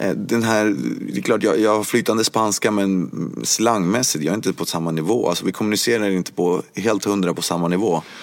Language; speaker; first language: Swedish; early bilingual, other home language; Spanish